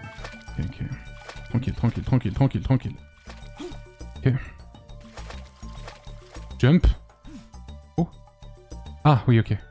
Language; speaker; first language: French; native; French